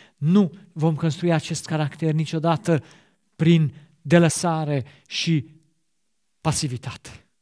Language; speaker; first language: Romanian; non-native, fluent; German